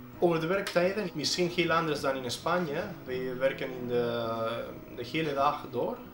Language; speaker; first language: Dutch; non-native, fluent; Spanish